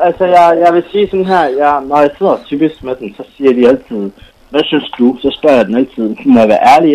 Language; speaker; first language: Danish; non-native, fluent; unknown